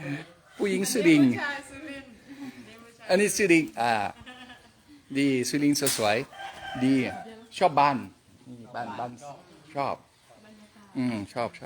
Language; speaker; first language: Thai; non-native, learner; French